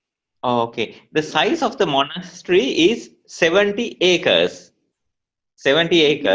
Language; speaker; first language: English; non-native, local second language; Sinhala